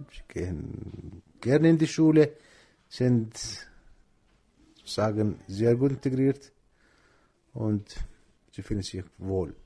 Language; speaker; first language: German; non-native, learner; Arabic